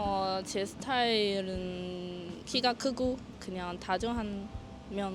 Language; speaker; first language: Korean; non-native, learner; Chinese